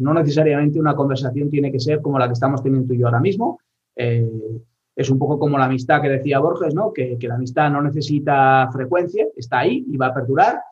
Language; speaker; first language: Spanish; native; Spanish